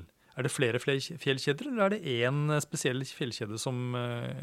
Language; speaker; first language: Norwegian; native; Norwegian